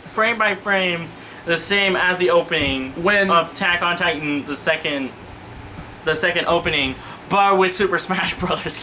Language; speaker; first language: English; native; English